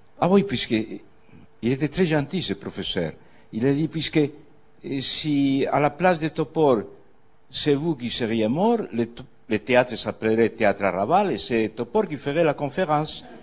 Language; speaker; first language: French; non-native, fluent; Spanish